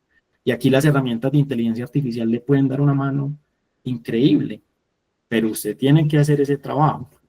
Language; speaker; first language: Spanish; native; Spanish